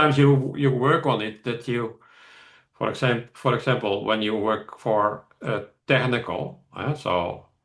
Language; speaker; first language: English; non-native, fluent; Dutch